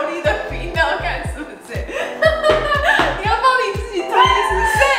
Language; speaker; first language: Chinese; non-native, fluent; English